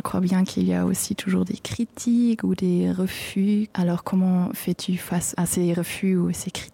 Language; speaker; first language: French; non-native, local second language; Luxembourgish